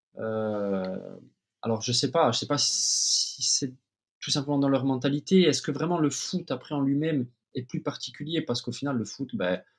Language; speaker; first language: French; native; French